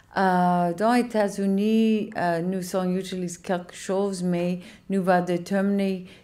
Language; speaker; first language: French; non-native, learner; English